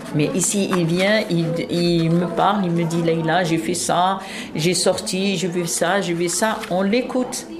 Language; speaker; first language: French; non-native, local second language; Arabic